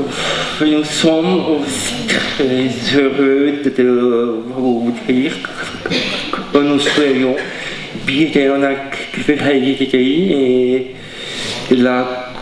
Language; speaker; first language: French; non-native, fluent; Czech